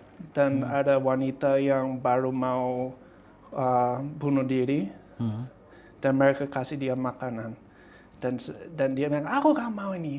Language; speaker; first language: Indonesian; non-native, fluent; English